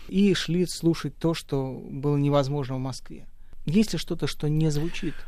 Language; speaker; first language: Russian; native; Russian